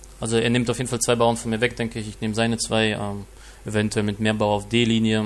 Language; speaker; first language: German; non-native, fluent; Russian